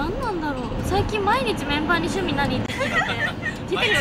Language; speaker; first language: Japanese; native; Japanese